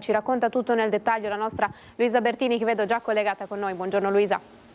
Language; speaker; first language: Italian; native; Italian